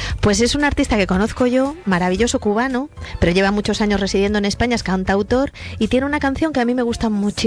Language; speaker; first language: Spanish; native; Spanish